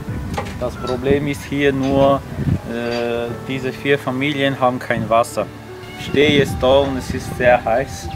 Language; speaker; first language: German; early bilingual, other home language; Armenian